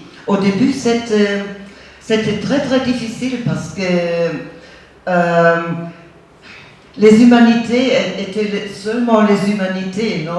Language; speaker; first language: French; non-native, fluent; German